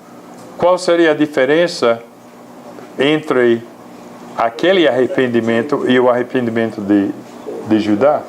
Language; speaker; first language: Portuguese; non-native, fluent; English